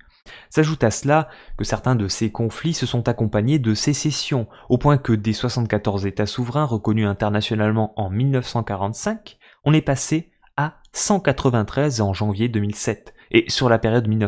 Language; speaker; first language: French; native; French